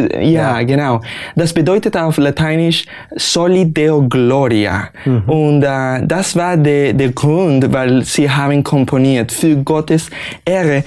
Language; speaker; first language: German; non-native, learner; Spanish